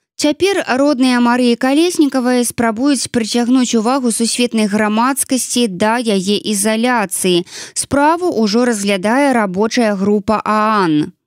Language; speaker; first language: Belarusian; native; Belarusian